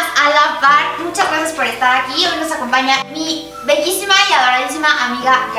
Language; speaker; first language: Spanish; native; Spanish